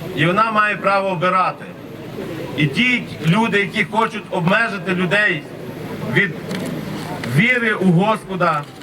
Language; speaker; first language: Ukrainian; non-native, local second language; Romanian